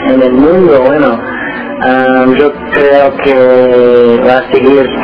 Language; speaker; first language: Spanish; early bilingual, heritage; Spanish